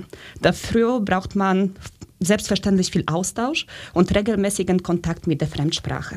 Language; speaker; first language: German; early bilingual, other home language; Polish